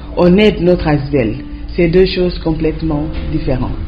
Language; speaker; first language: French; non-native, fluent; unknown